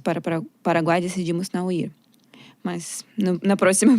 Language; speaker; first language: Portuguese; non-native, learner; Russian